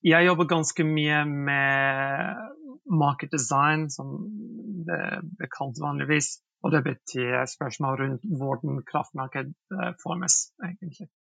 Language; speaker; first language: Norwegian; non-native, fluent; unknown